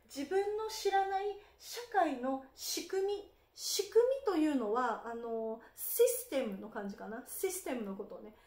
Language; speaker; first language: Japanese; native; Japanese